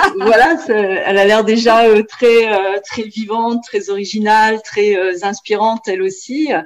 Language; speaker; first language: French; native; French